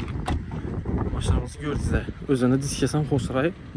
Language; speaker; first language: Uzbek; native; Uzbek